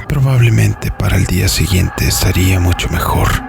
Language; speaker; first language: Spanish; native; Spanish